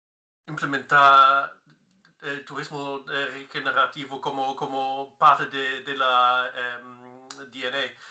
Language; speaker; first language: Spanish; non-native, fluent; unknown